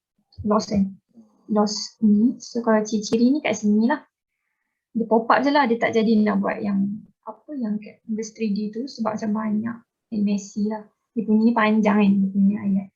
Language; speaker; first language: Malay; native; Malay